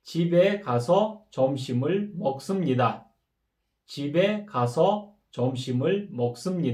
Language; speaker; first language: Korean; non-native, fluent; Kyrgyz